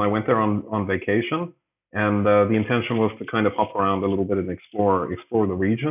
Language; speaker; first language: English; native; English